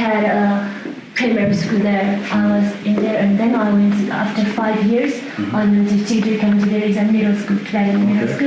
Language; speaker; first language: English; non-native, fluent; Tibetan